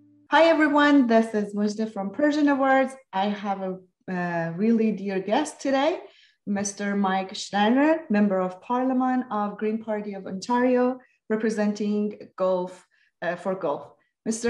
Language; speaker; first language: English; non-native, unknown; Persian